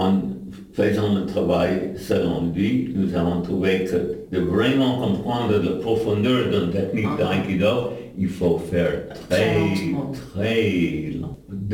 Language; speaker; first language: French; non-native, learner; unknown